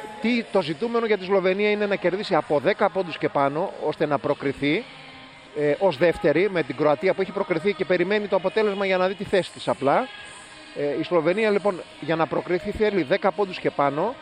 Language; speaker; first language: Greek; native; Greek